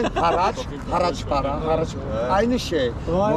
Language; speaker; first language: Turkish; non-native, learner; Polish